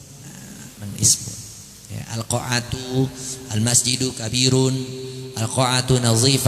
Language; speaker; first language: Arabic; non-native, fluent; Indonesian